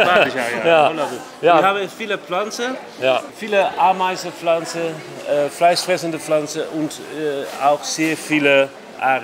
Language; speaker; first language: German; non-native, learner; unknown